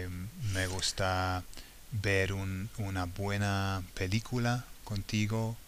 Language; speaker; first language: Spanish; non-native, fluent; English